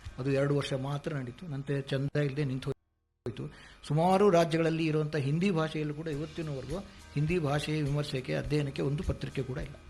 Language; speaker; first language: Kannada; native; Kannada